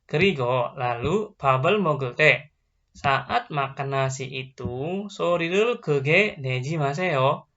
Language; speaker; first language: Korean; non-native, fluent; Indonesian